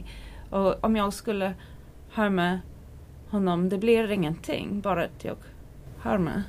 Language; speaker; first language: Swedish; non-native, learner; English